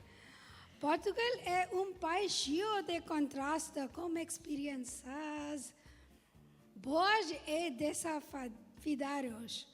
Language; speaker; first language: Portuguese; non-native, learner; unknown